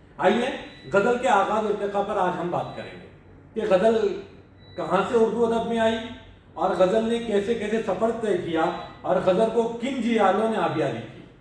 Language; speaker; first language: Urdu; native; Urdu